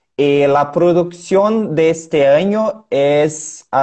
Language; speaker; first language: Spanish; non-native, learner; Portuguese